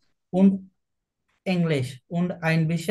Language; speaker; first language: German; non-native, learner; Bangla